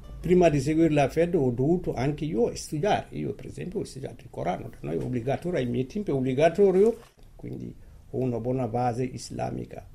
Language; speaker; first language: Italian; non-native, fluent; Wolof